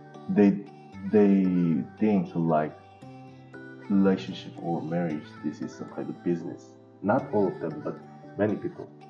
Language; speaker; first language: English; non-native, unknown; Korean